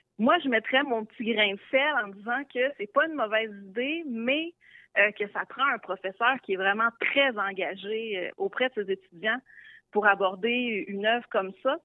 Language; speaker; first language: French; native; French